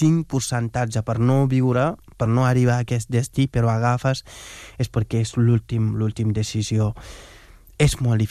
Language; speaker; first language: Catalan; non-native, fluent; Wolof